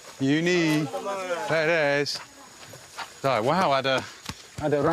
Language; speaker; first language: Indonesian; non-native, learner; English